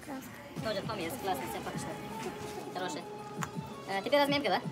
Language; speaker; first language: Russian; non-native, learner; Turkish